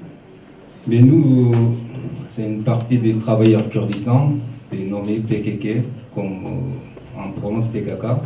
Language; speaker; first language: French; non-native, learner; Kurdish